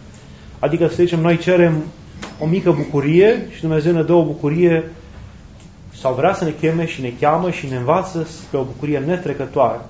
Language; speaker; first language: Romanian; native; Romanian